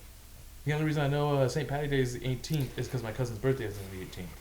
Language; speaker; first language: English; native; English